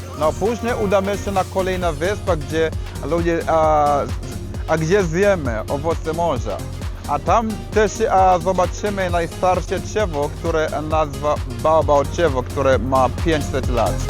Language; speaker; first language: Polish; non-native, fluent; Swahili